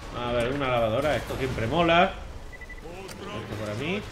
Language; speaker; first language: Spanish; native; Spanish